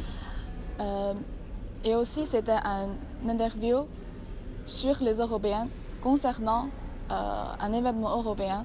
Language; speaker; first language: French; non-native, learner; Chinese